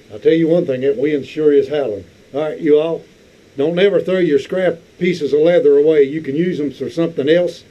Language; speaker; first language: English; native; English